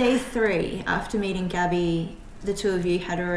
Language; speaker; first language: English; non-native, local second language; Cantonese